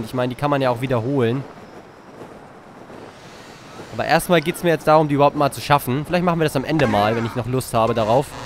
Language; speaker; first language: German; native; German